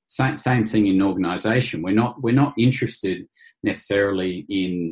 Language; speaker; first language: English; native; English